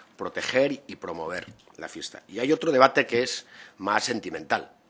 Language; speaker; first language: Spanish; native; Spanish